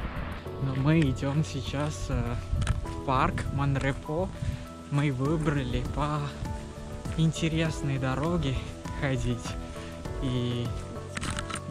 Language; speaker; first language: Russian; non-native, learner; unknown